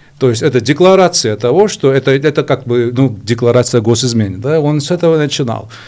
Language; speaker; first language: Russian; non-native, local second language; Georgian